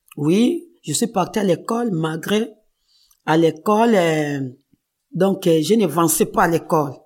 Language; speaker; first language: French; non-native, local second language; Kongo